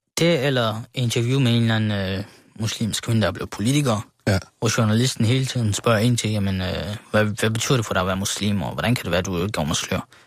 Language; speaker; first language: Danish; early bilingual, other home language; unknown